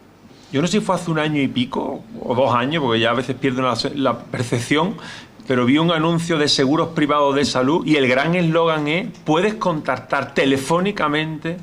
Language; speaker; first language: Spanish; native; Spanish